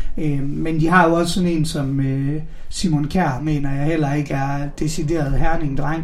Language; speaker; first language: Danish; native; Danish